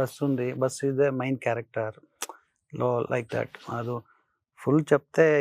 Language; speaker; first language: Telugu; non-native, learner; Kannada